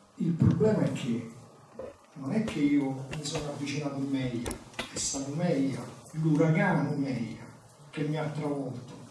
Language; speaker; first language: Italian; native; Italian